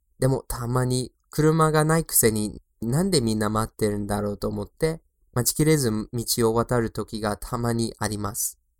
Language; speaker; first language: Japanese; non-native, fluent; English